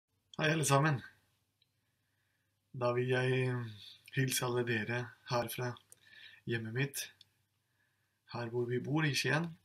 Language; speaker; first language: Norwegian; non-native, fluent; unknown